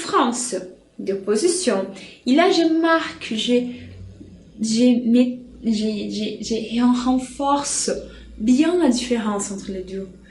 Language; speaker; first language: French; non-native, fluent; Portuguese